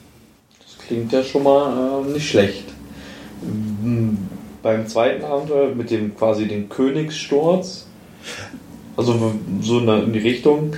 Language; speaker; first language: German; native; German